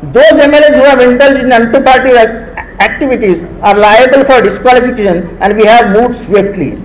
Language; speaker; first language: English; non-native, local second language; Marathi